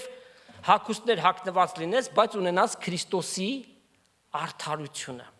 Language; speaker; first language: Armenian; native; Armenian